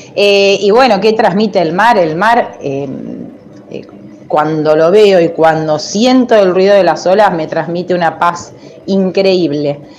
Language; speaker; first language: Spanish; native; Spanish